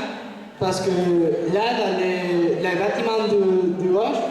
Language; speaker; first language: French; non-native, fluent; Spanish